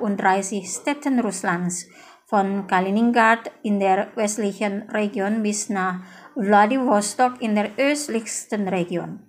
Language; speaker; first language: German; non-native, fluent; Indonesian